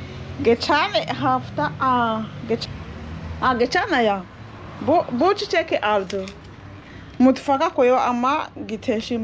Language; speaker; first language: Turkish; non-native, learner; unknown